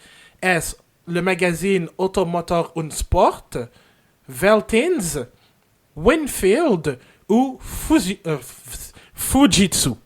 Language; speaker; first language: French; native; French